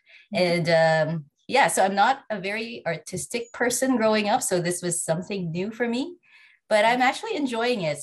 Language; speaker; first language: English; non-native, local second language; Filipino